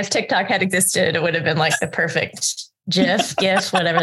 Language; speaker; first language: English; native; English